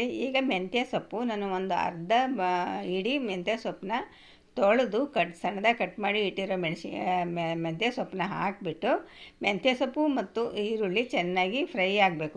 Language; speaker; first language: Kannada; native; Kannada